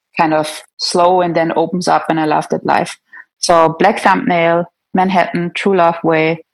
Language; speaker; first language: English; non-native, fluent; German